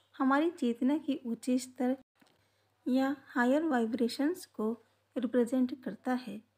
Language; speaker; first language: Hindi; native; Hindi